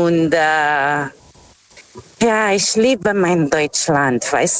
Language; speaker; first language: German; non-native, fluent; Portuguese